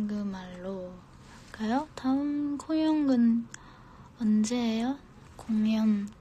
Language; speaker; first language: Korean; non-native, fluent; Japanese